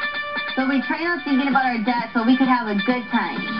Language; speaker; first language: English; early bilingual, other home language; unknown